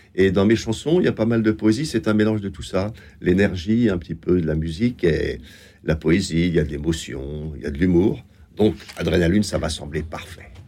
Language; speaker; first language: French; native; French